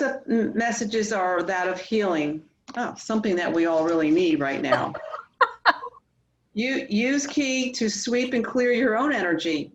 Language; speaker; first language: English; native; English